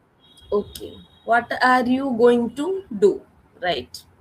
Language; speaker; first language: English; non-native, learner; Odia